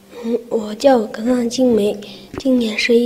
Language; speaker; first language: Chinese; non-native, local second language; Tibetan